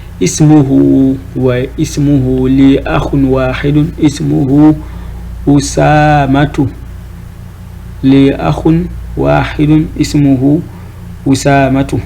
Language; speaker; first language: Arabic; non-native, fluent; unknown